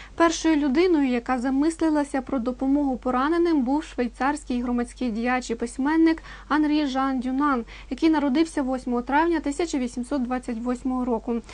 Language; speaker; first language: Ukrainian; native; Ukrainian